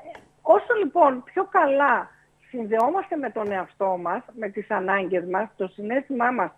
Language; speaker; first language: Greek; native; Greek